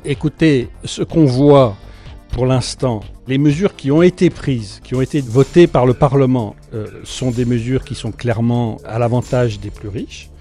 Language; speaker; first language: French; native; French